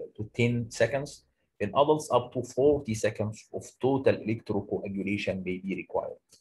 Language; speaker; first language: English; non-native, local second language; Arabic